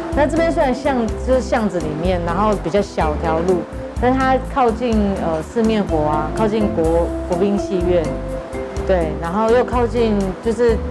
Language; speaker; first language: Chinese; native; Chinese